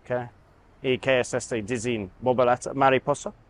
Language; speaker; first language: Spanish; non-native, learner; English